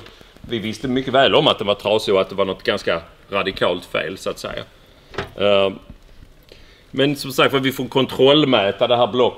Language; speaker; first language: Swedish; native; Swedish